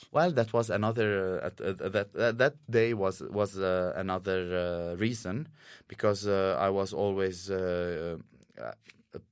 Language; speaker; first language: English; non-native, fluent; Arabic